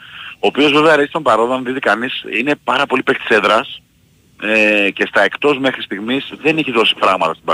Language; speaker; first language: Greek; native; Greek